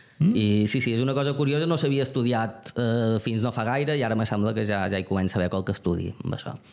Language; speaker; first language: Catalan; native; Catalan